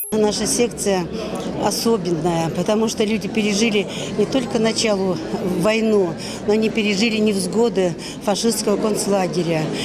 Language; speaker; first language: Russian; native; Russian